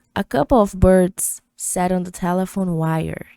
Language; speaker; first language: English; non-native, fluent; Portuguese